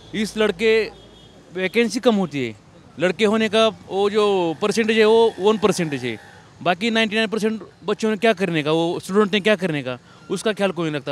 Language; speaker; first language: Hindi; non-native, local second language; Marathi